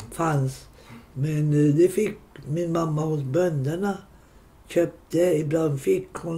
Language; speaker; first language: Swedish; non-native, local second language; Romany